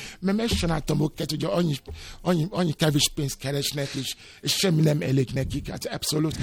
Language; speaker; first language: Hungarian; non-native, fluent; Yoruba